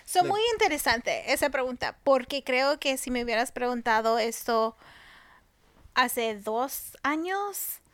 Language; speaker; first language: Spanish; early bilingual, heritage; Spanish